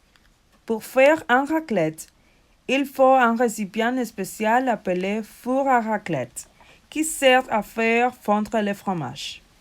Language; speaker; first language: French; non-native, learner; Spanish